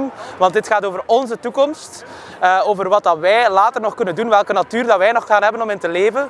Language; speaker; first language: Dutch; native; Dutch